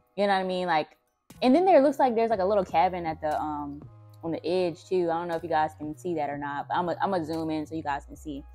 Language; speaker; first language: English; native; English